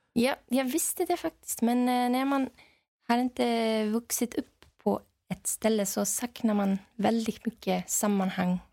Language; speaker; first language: Swedish; non-native, fluent; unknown